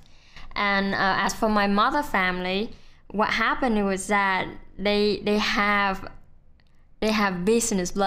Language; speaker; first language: English; non-native, fluent; Vietnamese